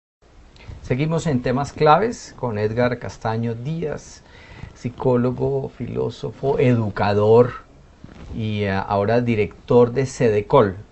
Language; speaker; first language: Spanish; native; Spanish